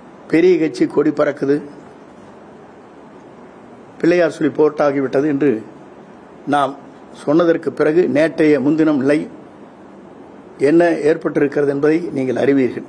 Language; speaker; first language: Tamil; native; Tamil